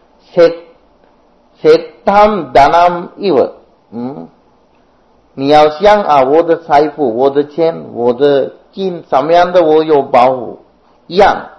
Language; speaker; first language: Chinese; non-native, fluent; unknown